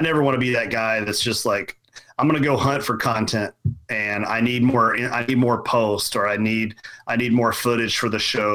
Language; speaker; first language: English; native; English